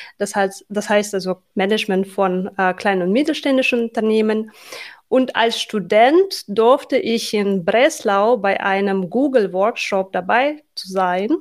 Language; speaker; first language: German; non-native, fluent; Russian